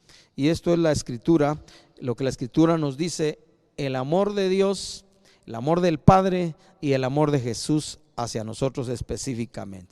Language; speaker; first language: Spanish; native; Spanish